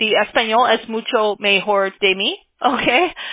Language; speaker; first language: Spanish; non-native, learner; English